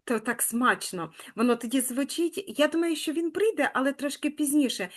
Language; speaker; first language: Ukrainian; native; Ukrainian